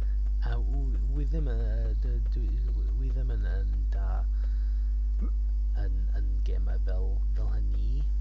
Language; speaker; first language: Welsh; non-native, learner; English